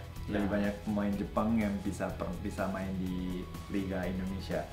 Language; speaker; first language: Indonesian; non-native, fluent; Japanese